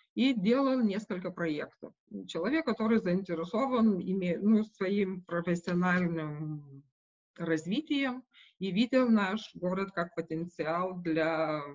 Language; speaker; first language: Russian; non-native, local second language; Lithuanian